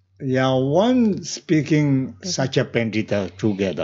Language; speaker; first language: English; non-native, learner; Tibetan